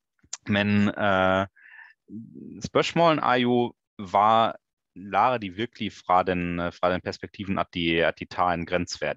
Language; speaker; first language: Norwegian; non-native, fluent; German